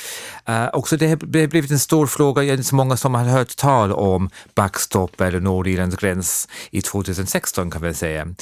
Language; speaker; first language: Swedish; non-native, fluent; English